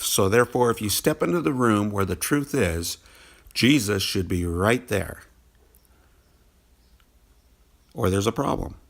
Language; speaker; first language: English; native; English